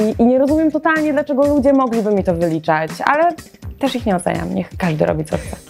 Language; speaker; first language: Polish; native; Polish